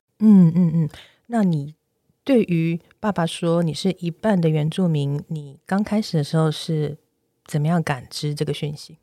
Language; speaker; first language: Chinese; native; Chinese